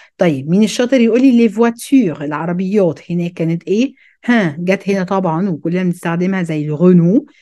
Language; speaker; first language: Arabic; early bilingual, heritage; Arabic